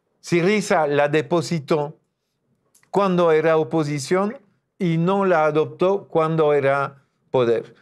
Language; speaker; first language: Spanish; non-native, fluent; French